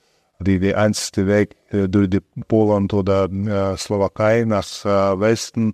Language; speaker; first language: German; non-native, fluent; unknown